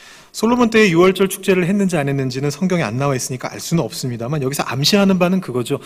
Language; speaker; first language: Korean; native; Korean